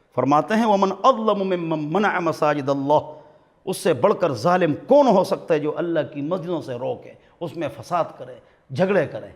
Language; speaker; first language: Urdu; non-native, local second language; Pashto